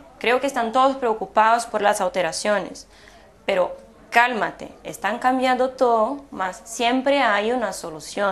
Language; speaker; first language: Spanish; non-native, fluent; Portuguese